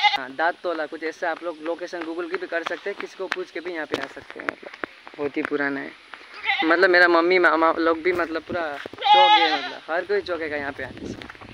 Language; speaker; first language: Hindi; non-native, local second language; Nepali